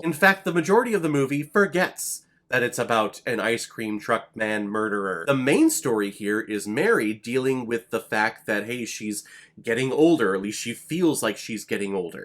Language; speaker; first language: English; native; English